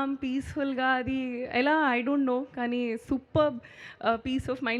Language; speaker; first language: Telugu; non-native, learner; Hindi